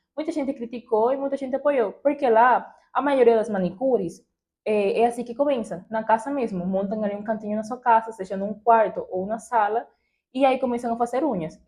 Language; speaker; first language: Portuguese; non-native, fluent; Spanish